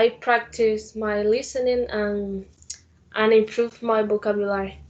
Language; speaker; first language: English; non-native, learner; Spanish